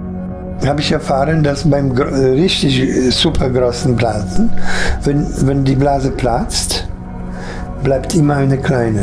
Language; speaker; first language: German; non-native, fluent; Polish